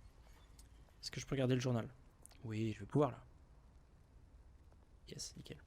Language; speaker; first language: French; native; French